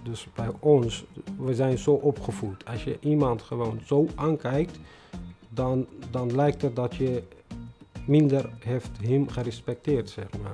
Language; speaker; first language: Dutch; non-native, fluent; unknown